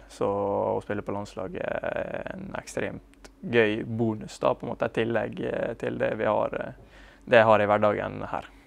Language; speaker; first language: Norwegian; native; Norwegian